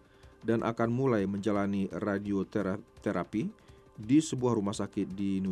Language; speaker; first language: Indonesian; native; Indonesian